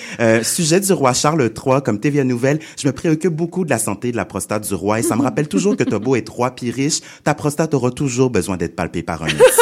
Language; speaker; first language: French; native; French